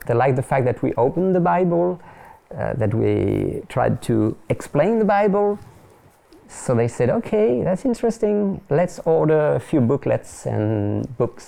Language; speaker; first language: English; non-native, fluent; French